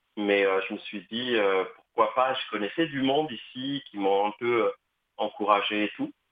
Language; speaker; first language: French; non-native, local second language; Kabyle